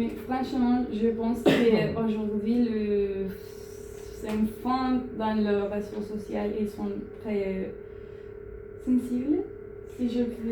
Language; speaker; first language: French; non-native, learner; Spanish